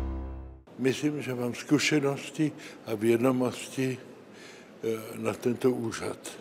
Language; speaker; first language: Czech; early bilingual, heritage; Czech